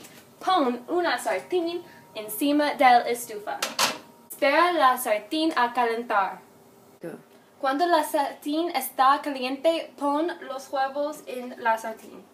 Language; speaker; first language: Spanish; non-native, learner; English